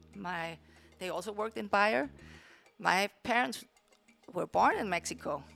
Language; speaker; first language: English; non-native, fluent; Spanish